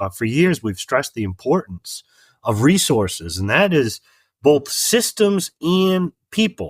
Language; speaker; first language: English; native; English